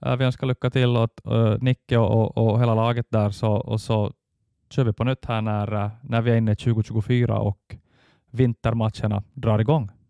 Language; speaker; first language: Swedish; native; Swedish